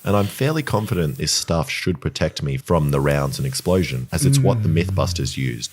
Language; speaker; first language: English; native; English